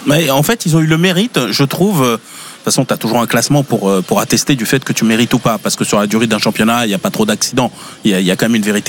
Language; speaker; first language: French; native; French